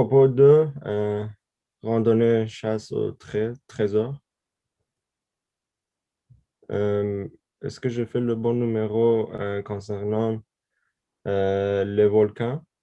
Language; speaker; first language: French; non-native, learner; Persian